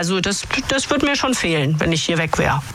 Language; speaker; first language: German; native; German